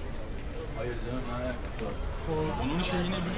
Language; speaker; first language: Turkish; native; Turkish